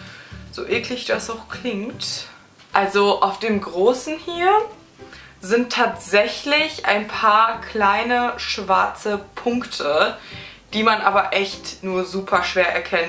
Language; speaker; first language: German; native; German